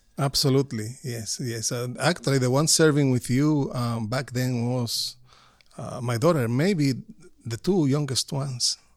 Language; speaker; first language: English; non-native, fluent; Spanish